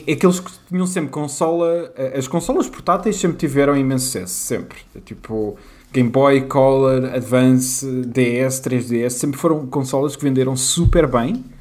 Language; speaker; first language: Portuguese; native; Portuguese